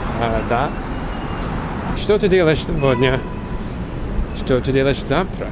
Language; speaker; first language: Russian; non-native, learner; English